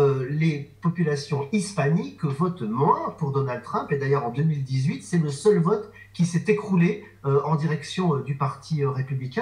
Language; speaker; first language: French; native; French